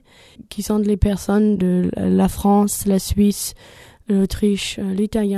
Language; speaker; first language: French; non-native, learner; German